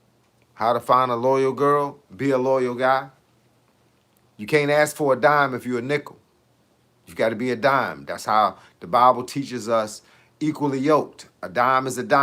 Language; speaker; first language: English; native; English